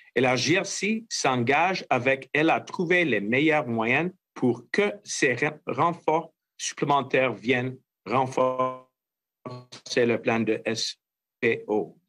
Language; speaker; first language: French; non-native, fluent; English